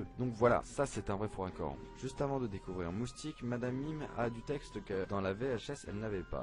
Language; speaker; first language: French; native; French